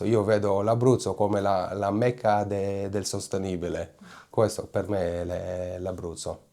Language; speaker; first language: Italian; non-native, fluent; Hebrew